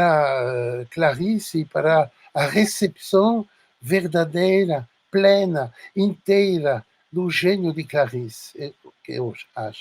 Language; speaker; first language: Portuguese; non-native, fluent; French